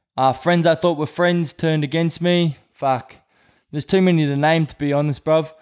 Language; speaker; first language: English; native; English